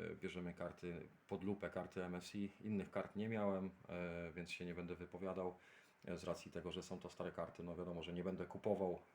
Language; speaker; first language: Polish; native; Polish